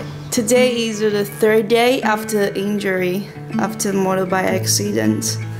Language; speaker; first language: English; non-native, learner; Chinese